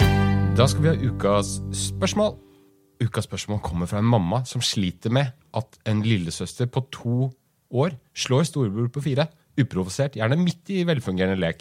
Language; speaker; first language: Norwegian; native; Norwegian